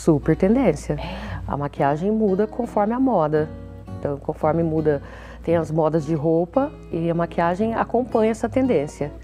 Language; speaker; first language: Portuguese; native; Portuguese